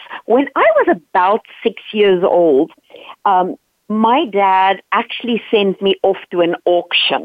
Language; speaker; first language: English; non-native, local second language; Dutch